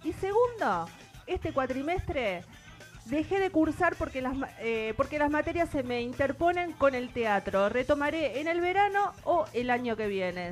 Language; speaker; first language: Spanish; native; Spanish